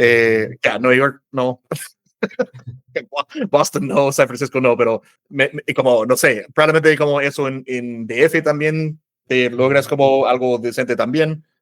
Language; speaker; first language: Spanish; non-native, fluent; English